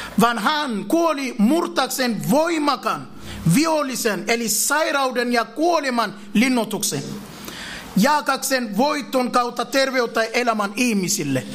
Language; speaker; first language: Finnish; non-native, fluent; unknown